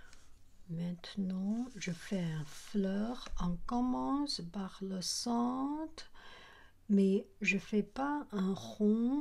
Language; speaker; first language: French; non-native, learner; Chinese